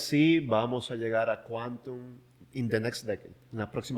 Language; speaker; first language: Spanish; native; Spanish